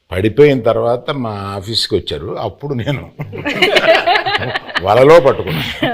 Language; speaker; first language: Telugu; native; Telugu